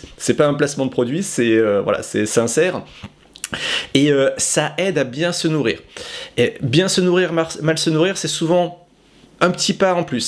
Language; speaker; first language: French; native; French